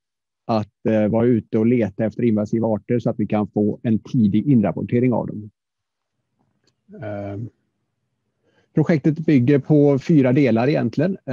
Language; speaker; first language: Swedish; native; Swedish